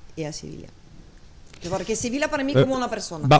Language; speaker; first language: Spanish; non-native, learner; Ukrainian